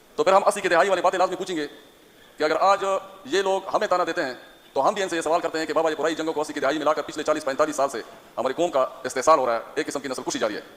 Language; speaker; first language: Urdu; non-native, local second language; Pashto